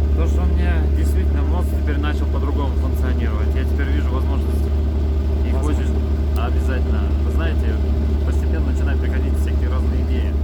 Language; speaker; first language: Russian; native; Russian